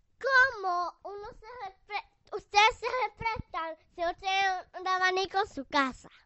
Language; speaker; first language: Spanish; early bilingual, heritage; Spanish